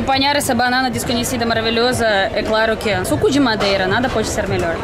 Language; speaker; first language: Portuguese; non-native, fluent; Russian